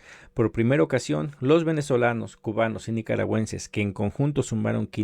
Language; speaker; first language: Spanish; native; Spanish